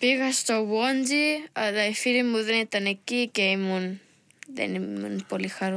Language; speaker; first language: Greek; early bilingual, heritage; English